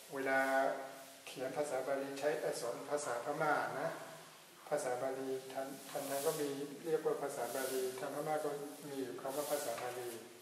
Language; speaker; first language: Thai; non-native, fluent; Burmese